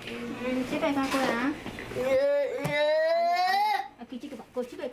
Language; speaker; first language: Korean; non-native, learner; Vietnamese